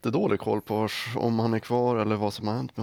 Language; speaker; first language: Swedish; native; Swedish